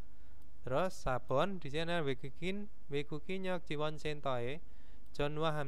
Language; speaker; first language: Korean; non-native, fluent; Indonesian